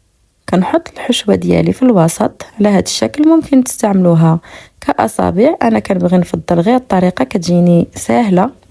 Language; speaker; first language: Arabic; native; Arabic